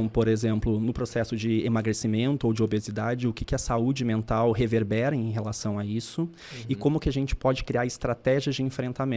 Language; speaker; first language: Portuguese; native; Portuguese